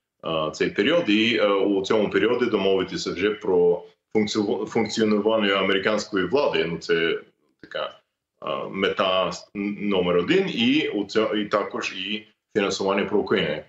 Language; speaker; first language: Ukrainian; non-native, fluent; English